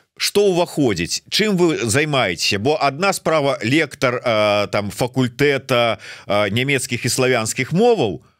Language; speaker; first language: Belarusian; non-native, local second language; Russian